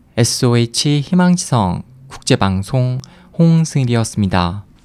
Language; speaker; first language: Korean; native; Korean